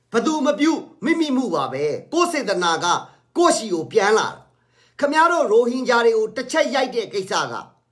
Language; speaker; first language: Burmese; non-native, local second language; Kachin